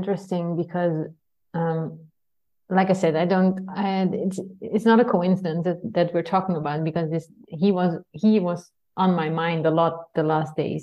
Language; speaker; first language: English; non-native, fluent; Dutch